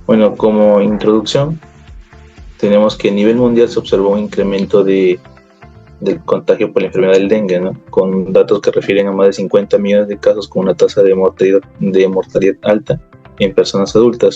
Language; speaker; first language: Spanish; native; Spanish